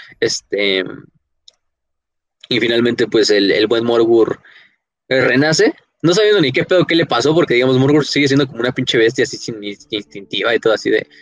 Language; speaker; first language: Spanish; native; Spanish